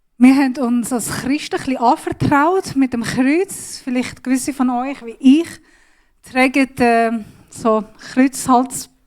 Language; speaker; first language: German; non-native, learner; Persian